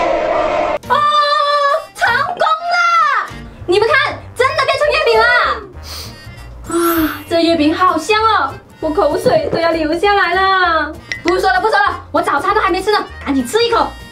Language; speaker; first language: Chinese; native; Chinese